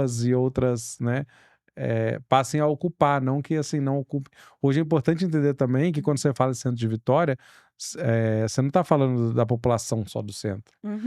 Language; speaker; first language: Portuguese; native; Portuguese